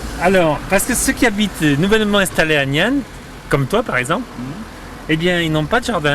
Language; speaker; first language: French; native; French